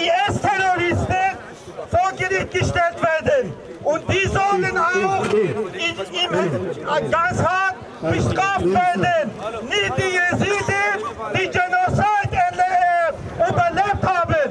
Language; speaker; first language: German; non-native, fluent; Kurdish